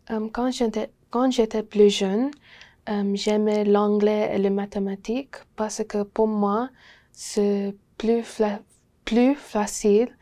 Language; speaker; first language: French; non-native, learner; English